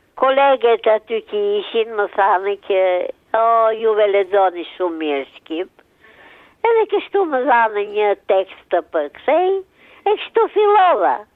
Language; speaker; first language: Albanian; early bilingual, heritage; Albanian